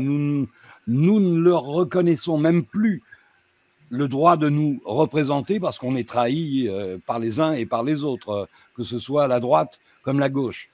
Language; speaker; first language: French; native; French